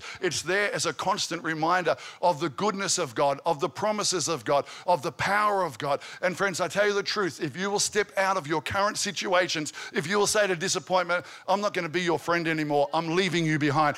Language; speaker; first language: English; native; English